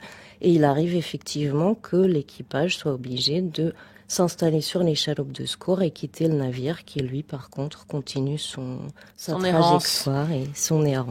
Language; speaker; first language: French; native; French